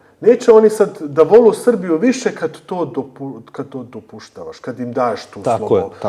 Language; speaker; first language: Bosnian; early bilingual, heritage; Bosnian